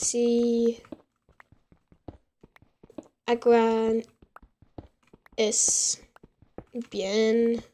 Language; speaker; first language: Spanish; non-native, learner; English